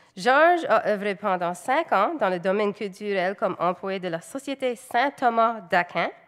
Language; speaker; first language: French; native; French